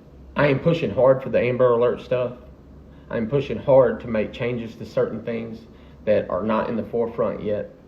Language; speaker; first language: English; native; English